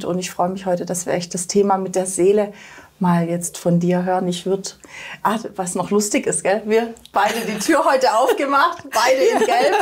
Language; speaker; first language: German; native; German